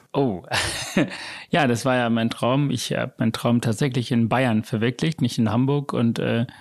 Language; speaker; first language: German; early bilingual, other home language; Sinhala